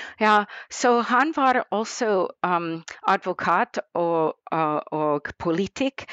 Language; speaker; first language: Norwegian; non-native, fluent; English